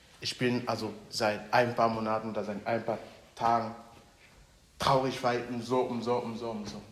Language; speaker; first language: German; non-native, fluent; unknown